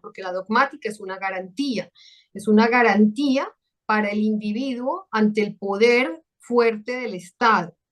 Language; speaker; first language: Spanish; native; Spanish